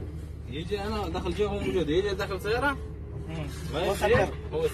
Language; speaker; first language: Arabic; non-native, learner; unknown